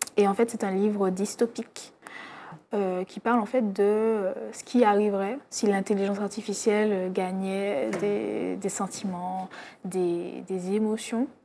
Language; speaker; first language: French; native; French